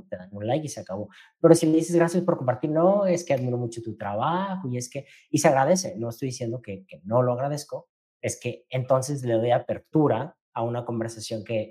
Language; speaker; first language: Spanish; native; Spanish